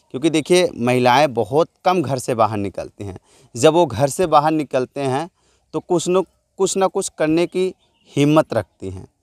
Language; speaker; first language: Hindi; native; Hindi